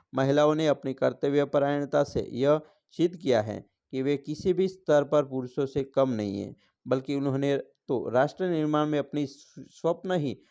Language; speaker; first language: Hindi; non-native, local second language; Gujarati